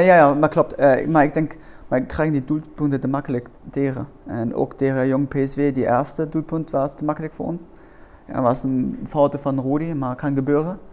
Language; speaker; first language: Dutch; non-native, learner; German